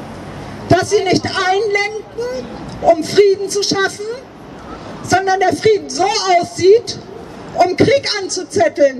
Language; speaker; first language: German; native; German